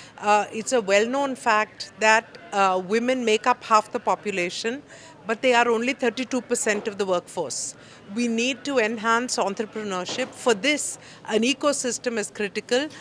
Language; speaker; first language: English; non-native, local second language; Telugu